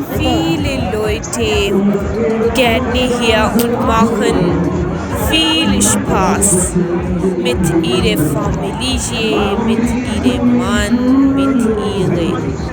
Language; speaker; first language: German; non-native, learner; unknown